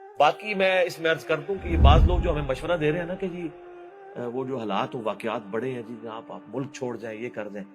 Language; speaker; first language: Urdu; non-native, local second language; Punjabi